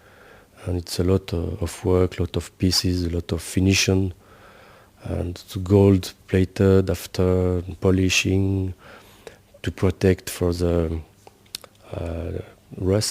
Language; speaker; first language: English; non-native, learner; French